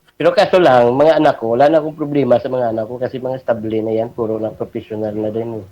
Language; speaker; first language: Filipino; non-native, local second language; Hiligaynon